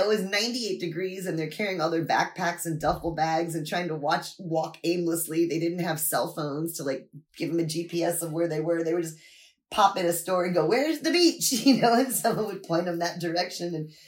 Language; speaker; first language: English; native; English